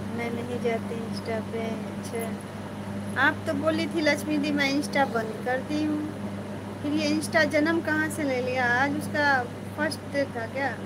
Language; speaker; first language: Hindi; native; Hindi